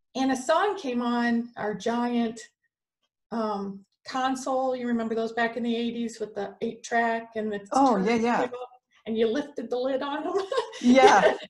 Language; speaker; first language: English; native; English